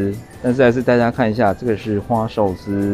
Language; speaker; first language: Chinese; native; Chinese